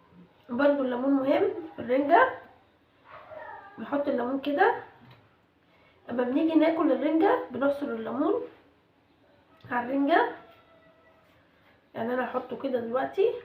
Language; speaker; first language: Arabic; native; Arabic